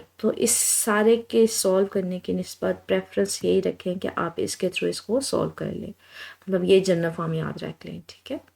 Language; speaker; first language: Hindi; non-native, local second language; Punjabi